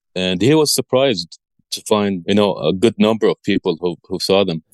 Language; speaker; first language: English; early bilingual, other home language; Arabic